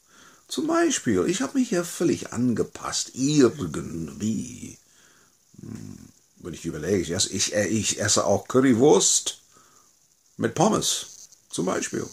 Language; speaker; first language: German; non-native, fluent; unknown